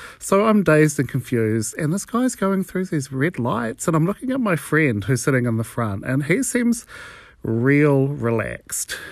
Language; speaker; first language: English; native; English